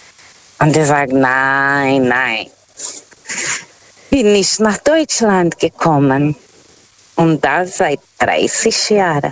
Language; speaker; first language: German; non-native, learner; Portuguese